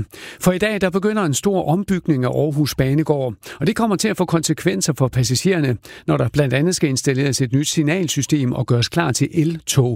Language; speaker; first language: Danish; native; Danish